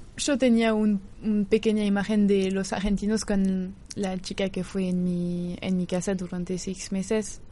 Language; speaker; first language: Spanish; non-native, learner; French